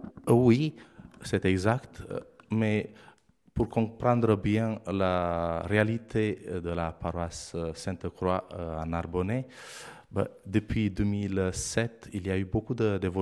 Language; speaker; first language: French; non-native, fluent; Romanian